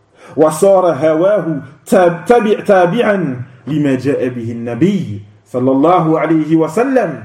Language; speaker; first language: Arabic; non-native, fluent; French